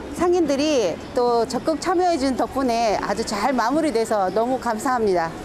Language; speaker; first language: Korean; non-native, fluent; Nepali